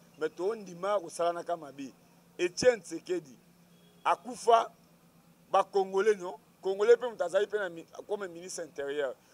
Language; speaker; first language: Lingala; native; Lingala